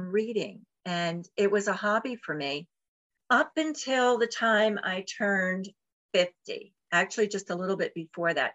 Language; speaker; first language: English; native; English